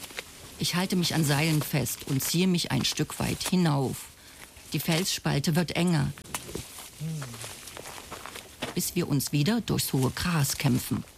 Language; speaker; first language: German; native; German